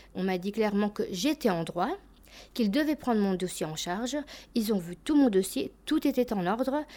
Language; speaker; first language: French; early bilingual, other home language; Albanian